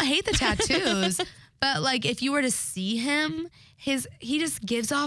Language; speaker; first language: English; native; English